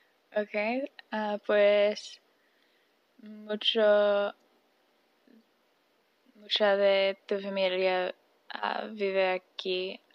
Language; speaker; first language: Spanish; early bilingual, heritage; Spanish